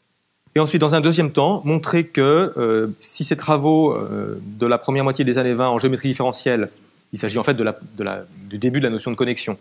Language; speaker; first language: French; native; French